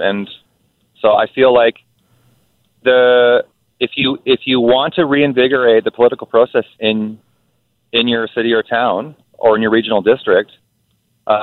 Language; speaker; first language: English; native; English